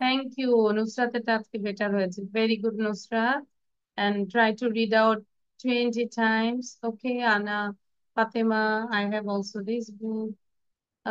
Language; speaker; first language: English; non-native, fluent; Bangla